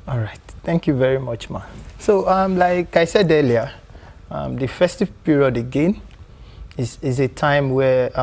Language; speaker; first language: English; non-native, local second language; Yoruba